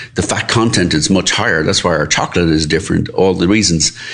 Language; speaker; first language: English; native; English